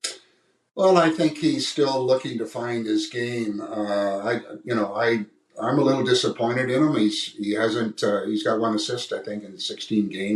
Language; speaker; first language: English; native; English